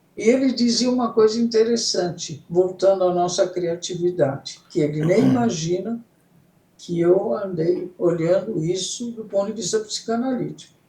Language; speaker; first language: Portuguese; early bilingual, other home language; Italian